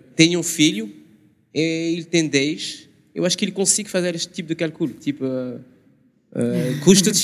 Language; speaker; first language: Portuguese; non-native, learner; French